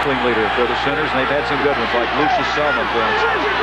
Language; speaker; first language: English; native; English